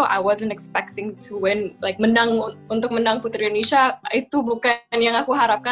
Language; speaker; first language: Indonesian; non-native, local second language; English